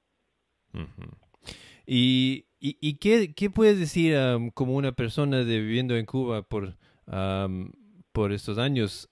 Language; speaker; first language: Spanish; non-native, fluent; English